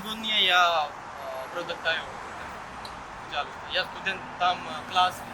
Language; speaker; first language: Russian; non-native, learner; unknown